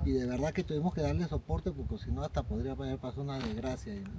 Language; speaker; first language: Spanish; native; Spanish